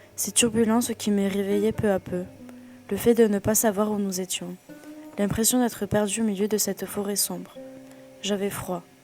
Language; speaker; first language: French; native; French